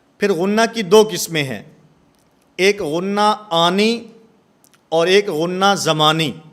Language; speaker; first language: Urdu; non-native, local second language; Punjabi